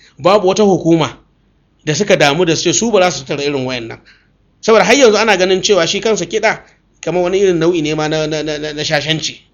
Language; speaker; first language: Hausa; native; Hausa